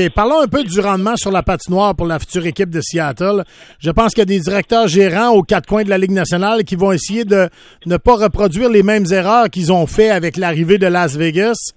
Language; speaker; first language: French; native; French